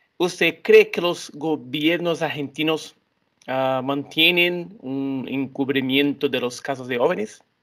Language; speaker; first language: Spanish; non-native, learner; Portuguese